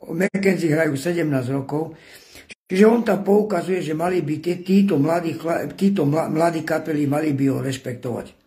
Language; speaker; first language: Slovak; non-native, local second language; Romany